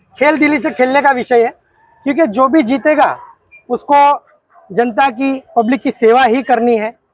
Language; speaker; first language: Hindi; non-native, local second language; Gujarati